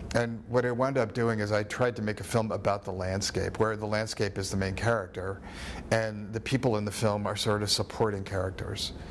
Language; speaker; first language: English; native; English